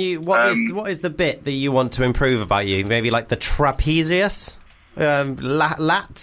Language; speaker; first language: English; native; English